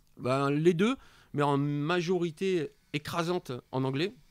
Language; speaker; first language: French; native; French